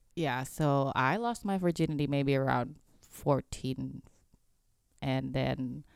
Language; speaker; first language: English; non-native, fluent; Indonesian